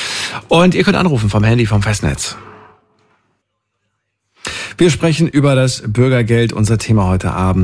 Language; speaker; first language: German; native; German